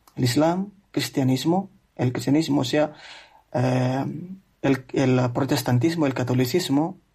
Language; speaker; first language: Spanish; non-native, fluent; Indonesian